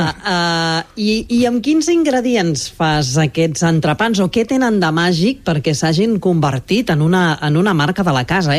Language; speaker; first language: Catalan; native; Catalan